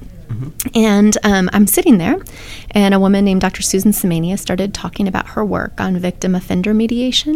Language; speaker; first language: English; native; English